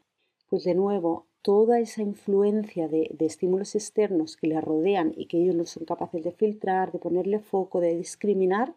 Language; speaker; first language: Spanish; native; Spanish